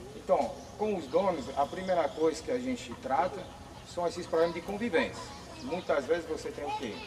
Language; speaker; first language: Portuguese; non-native, fluent; French